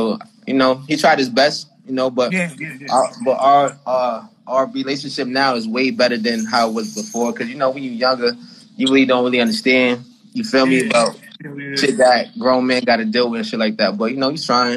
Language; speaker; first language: English; native; English